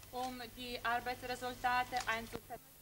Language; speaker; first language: German; non-native, fluent; Lithuanian